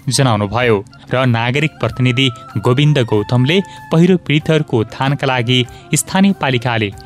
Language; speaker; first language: Nepali; native; Nepali